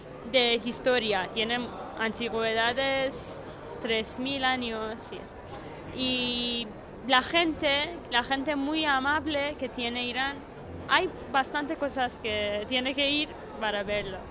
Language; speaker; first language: Spanish; non-native, learner; Persian